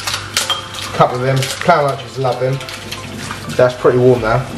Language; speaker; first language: English; native; English